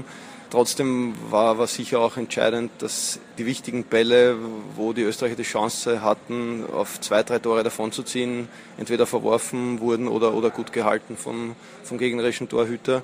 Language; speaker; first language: German; native; German